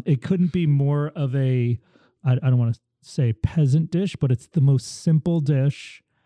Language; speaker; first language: English; native; English